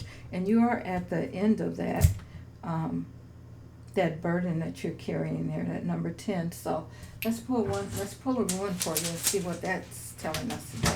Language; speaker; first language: English; native; English